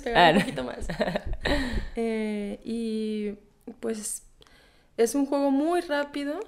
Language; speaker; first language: Spanish; native; Spanish